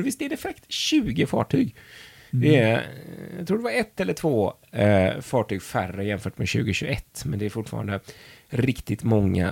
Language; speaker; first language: Swedish; native; Swedish